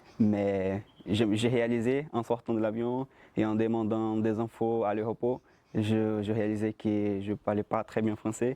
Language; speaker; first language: French; non-native, fluent; Portuguese